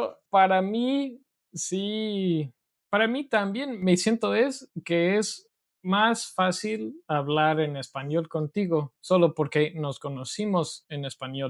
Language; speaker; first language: Spanish; non-native, learner; English